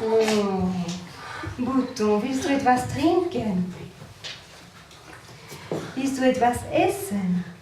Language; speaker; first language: German; non-native, learner; French